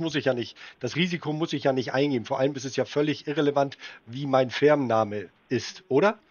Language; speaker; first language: German; native; German